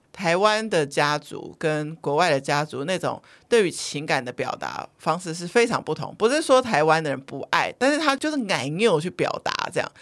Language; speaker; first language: Chinese; native; Chinese